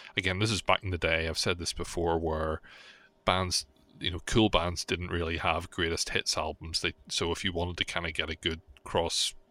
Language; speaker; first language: English; native; English